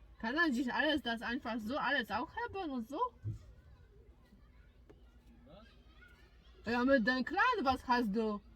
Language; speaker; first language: German; non-native, learner; Polish